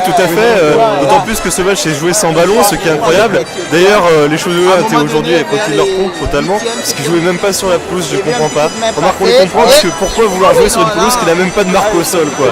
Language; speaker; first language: French; native; French